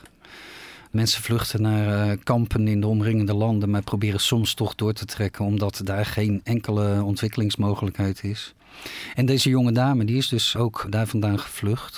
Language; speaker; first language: Dutch; native; Dutch